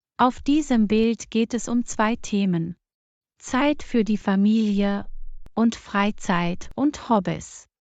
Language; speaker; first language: German; non-native, fluent; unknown